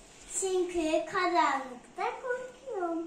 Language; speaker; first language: Turkish; early bilingual, heritage; Turkish